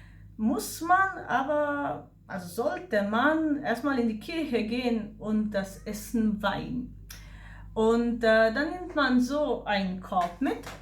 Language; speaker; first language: German; non-native, fluent; Slovenian